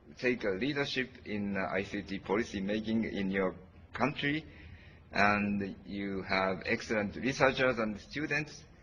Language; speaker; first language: English; non-native, fluent; Japanese